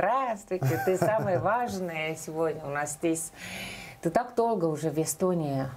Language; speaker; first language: Russian; non-native, local second language; Estonian